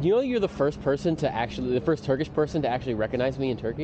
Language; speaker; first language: English; native; English